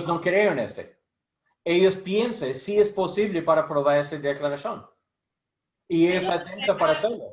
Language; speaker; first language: Spanish; non-native, learner; English